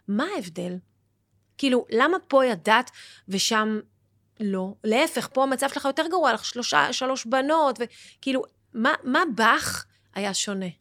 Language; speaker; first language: Hebrew; native; Hebrew